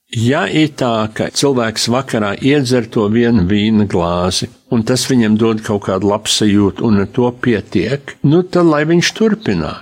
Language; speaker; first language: Latvian; early bilingual, heritage; Latvian